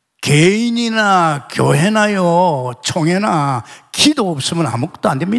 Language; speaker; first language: Korean; native; Korean